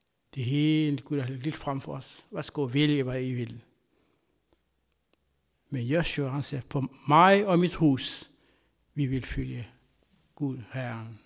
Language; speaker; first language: Danish; non-native, fluent; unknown